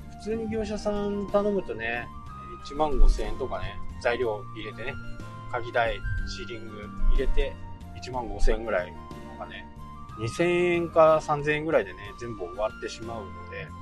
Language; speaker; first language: Japanese; native; Japanese